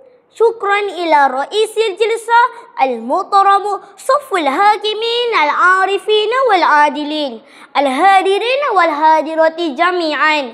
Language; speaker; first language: Arabic; non-native, learner; Malay